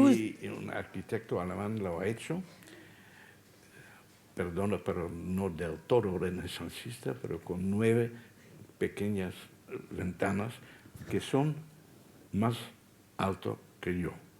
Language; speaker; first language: Spanish; non-native, fluent; Dutch